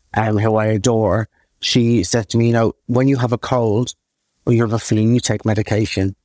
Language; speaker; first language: English; native; English